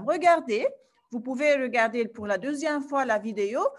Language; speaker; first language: French; non-native, fluent; Arabic